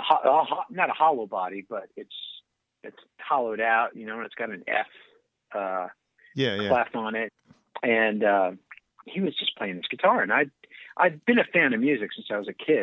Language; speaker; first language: English; native; English